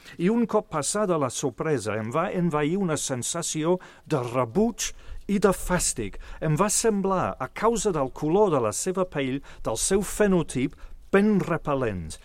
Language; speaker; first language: Catalan; non-native, fluent; English